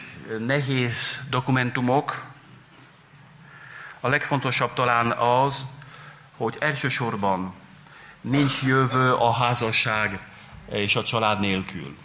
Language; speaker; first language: Hungarian; non-native, fluent; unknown